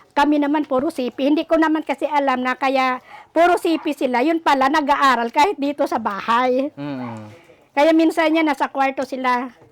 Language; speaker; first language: Filipino; non-native, local second language; Aklanon